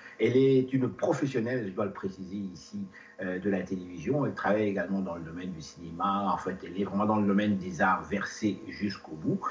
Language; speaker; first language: French; non-native, local second language; Lingala